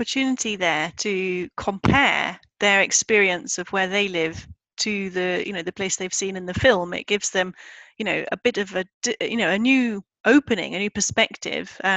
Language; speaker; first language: English; native; English